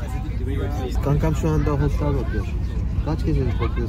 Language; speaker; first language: Turkish; native; Turkish